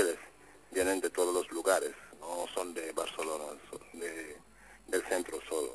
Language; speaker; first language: Spanish; non-native, fluent; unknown